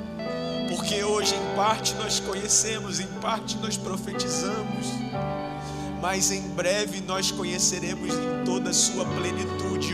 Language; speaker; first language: Portuguese; native; Portuguese